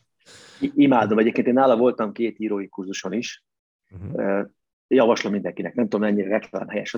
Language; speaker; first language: Hungarian; native; Hungarian